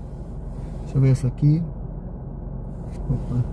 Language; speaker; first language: Portuguese; native; Portuguese